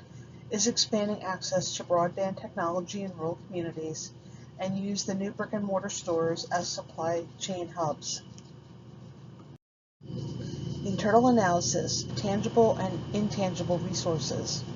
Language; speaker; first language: English; native; English